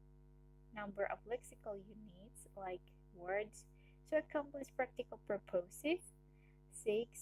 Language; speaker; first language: English; non-native, learner; Indonesian